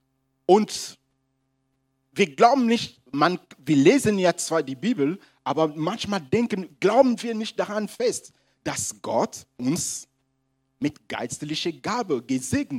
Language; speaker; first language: German; non-native, fluent; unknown